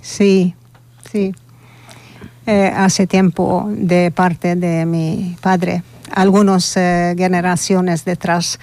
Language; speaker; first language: Spanish; non-native, learner; Hungarian